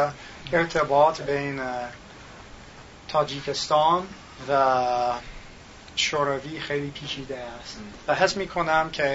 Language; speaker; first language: Tajik; non-native, learner; English